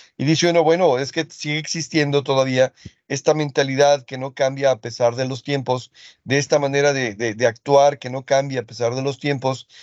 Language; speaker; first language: Spanish; early bilingual, other home language; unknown